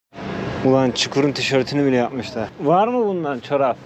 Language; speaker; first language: Turkish; native; Turkish